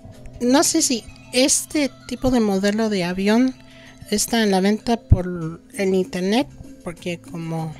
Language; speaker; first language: Spanish; early bilingual, heritage; Spanish